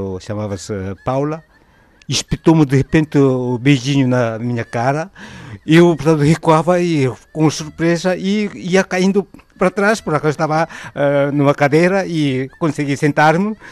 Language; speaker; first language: Portuguese; non-native, fluent; Korean